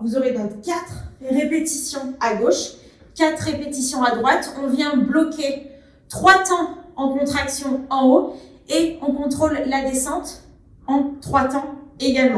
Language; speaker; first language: French; native; French